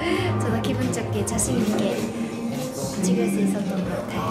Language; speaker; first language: Korean; non-native, fluent; Japanese